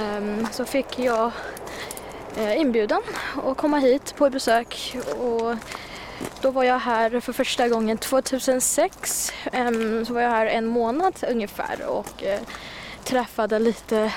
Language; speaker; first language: Swedish; non-native, fluent; Chinese